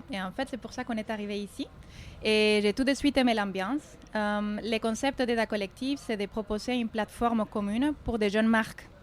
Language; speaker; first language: French; non-native, fluent; Spanish